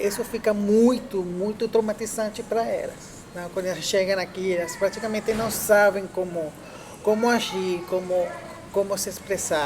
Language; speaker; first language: Portuguese; non-native, fluent; Spanish